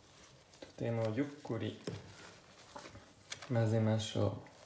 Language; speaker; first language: Japanese; non-native, learner; Italian